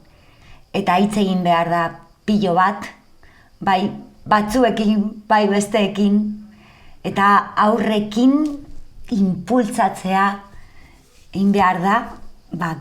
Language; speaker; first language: Basque; non-native, local second language; Spanish